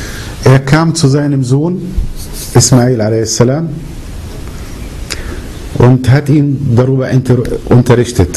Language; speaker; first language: German; early bilingual, other home language; Arabic